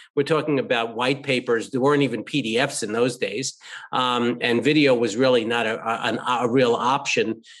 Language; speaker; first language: English; native; English